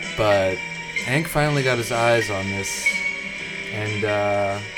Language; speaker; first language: English; native; English